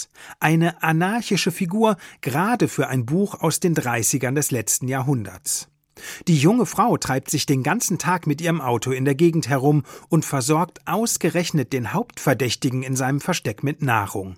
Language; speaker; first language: German; native; German